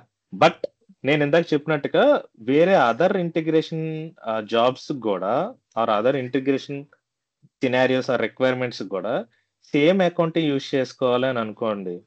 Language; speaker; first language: Telugu; native; Telugu